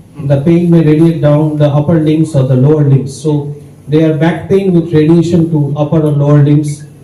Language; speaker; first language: English; non-native, local second language; Bangla